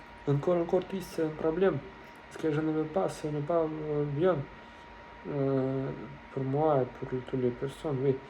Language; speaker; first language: French; non-native, learner; Russian